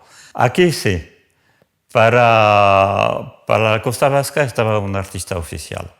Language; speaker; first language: Spanish; non-native, fluent; French